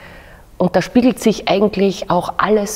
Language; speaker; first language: German; native; German